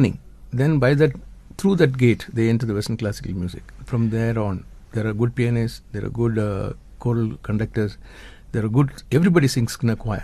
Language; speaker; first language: English; non-native, local second language; Tamil